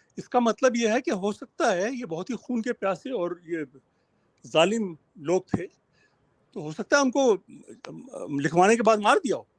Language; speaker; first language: Urdu; native; Urdu